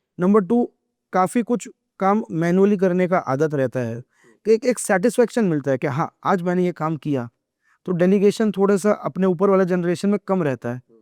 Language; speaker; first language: Hindi; non-native, local second language; Gujarati